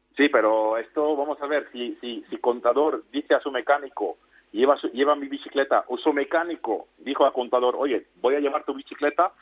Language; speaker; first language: Spanish; non-native, fluent; Dutch